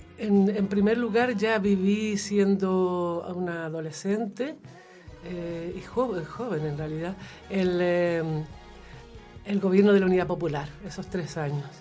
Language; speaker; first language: Spanish; native; Spanish